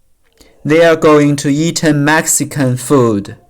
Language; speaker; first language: English; non-native, learner; Chinese